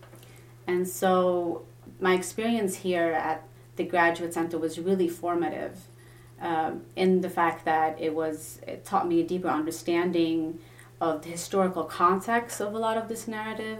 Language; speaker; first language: English; non-native, fluent; Swedish